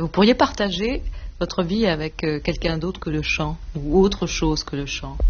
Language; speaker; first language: French; native; French